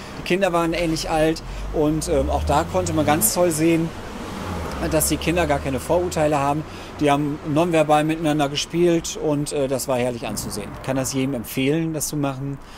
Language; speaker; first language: German; native; German